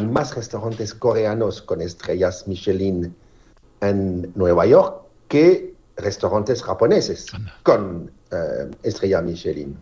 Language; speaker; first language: Spanish; non-native, fluent; French